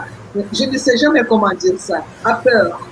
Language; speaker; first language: French; non-native, fluent; Portuguese